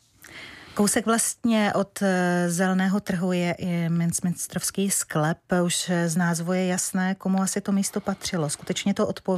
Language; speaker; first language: Czech; native; Czech